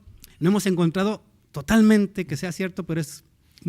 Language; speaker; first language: Spanish; native; Spanish